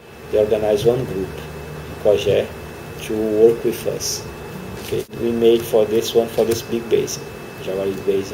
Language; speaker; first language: English; non-native, learner; Portuguese